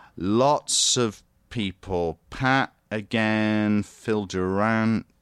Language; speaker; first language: English; native; English